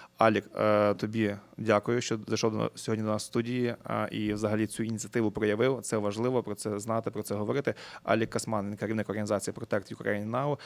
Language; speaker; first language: Ukrainian; native; Ukrainian